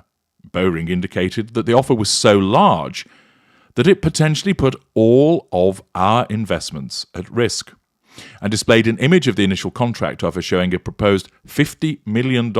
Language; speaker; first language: English; native; English